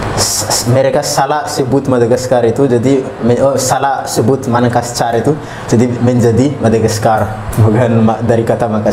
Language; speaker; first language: Indonesian; non-native, learner; Malagasy